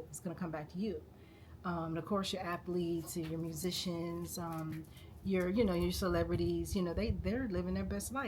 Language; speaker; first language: English; native; English